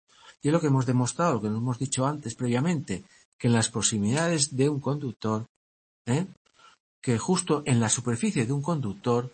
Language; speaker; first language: Spanish; native; Spanish